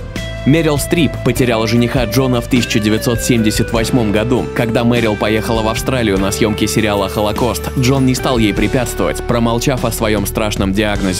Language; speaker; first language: Russian; native; Russian